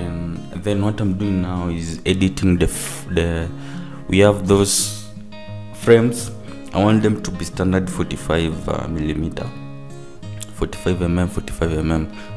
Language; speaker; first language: English; non-native, local second language; Swahili